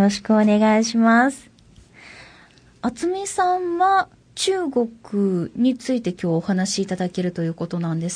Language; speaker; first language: Japanese; native; Japanese